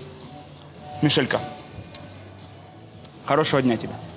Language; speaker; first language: Russian; native; Russian